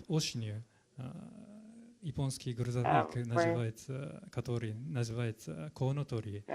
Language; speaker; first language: Russian; non-native, fluent; Japanese